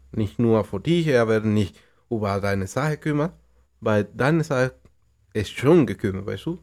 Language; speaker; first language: German; non-native, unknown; Spanish